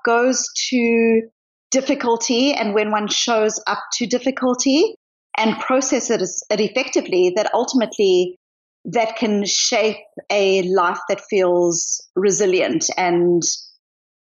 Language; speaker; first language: English; native; English